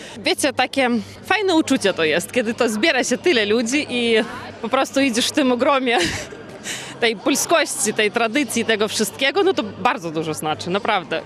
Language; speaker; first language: Polish; native; Polish